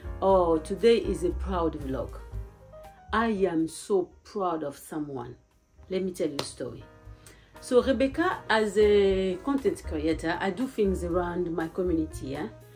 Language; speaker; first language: English; non-native, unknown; Lingala